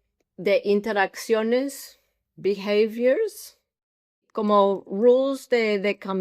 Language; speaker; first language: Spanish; early bilingual, heritage; English